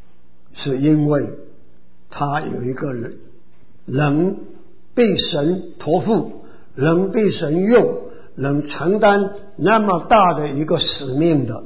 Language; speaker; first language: Chinese; native; Chinese